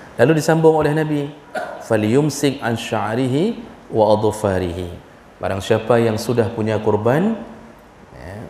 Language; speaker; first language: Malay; non-native, local second language; Achinese